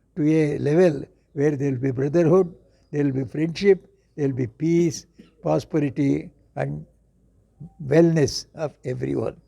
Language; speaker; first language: English; non-native, local second language; Kannada